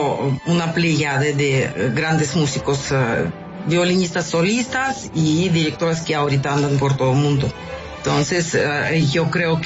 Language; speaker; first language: Spanish; non-native, fluent; Russian